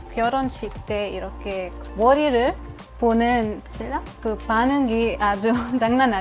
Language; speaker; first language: Korean; non-native, learner; Arabic